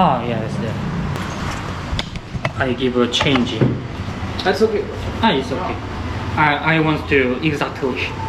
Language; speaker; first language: English; non-native, learner; Korean